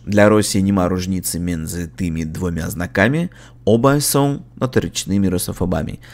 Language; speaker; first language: Polish; non-native, learner; Russian